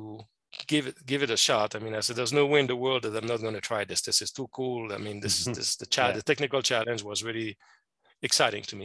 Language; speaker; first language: English; non-native, fluent; French